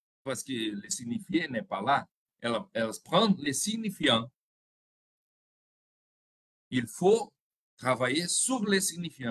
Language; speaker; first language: French; non-native, fluent; Portuguese